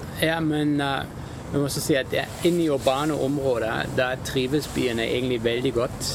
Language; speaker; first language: Norwegian; non-native, fluent; German